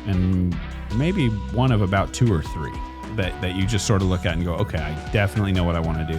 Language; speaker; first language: English; native; English